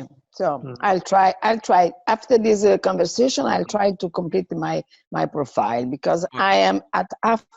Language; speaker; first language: English; non-native, fluent; Italian